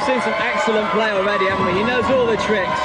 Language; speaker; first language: English; native; English